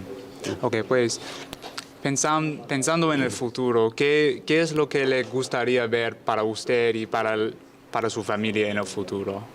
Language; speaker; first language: Spanish; non-native, learner; English